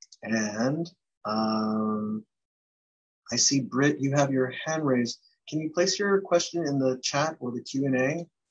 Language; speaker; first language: English; early bilingual, other home language; Spanish